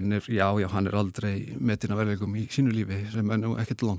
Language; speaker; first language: Icelandic; native; Icelandic